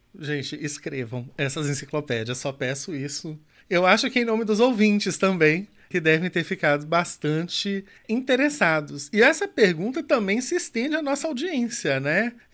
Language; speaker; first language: Portuguese; native; Portuguese